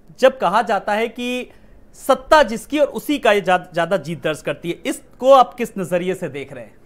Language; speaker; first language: Hindi; native; Hindi